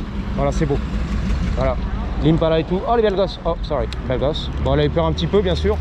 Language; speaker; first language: French; native; French